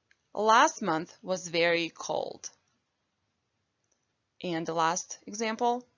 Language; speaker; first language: English; non-native, fluent; Bosnian